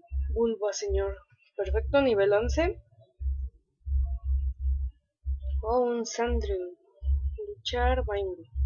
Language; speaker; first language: Spanish; native; Spanish